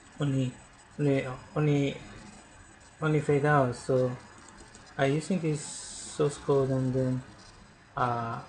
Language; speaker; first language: English; non-native, learner; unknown